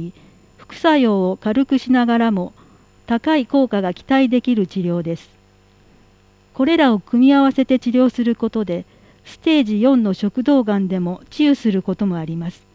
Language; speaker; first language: Japanese; native; Japanese